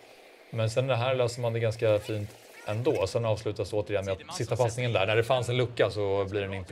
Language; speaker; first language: Swedish; native; Swedish